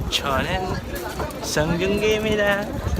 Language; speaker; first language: Korean; non-native, learner; Filipino